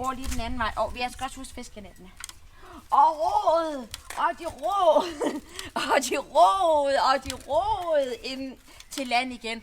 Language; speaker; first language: Danish; native; Danish